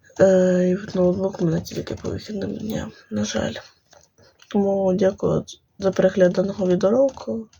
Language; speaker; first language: Ukrainian; non-native, local second language; Russian